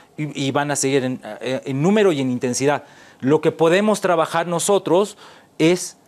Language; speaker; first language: Spanish; native; Spanish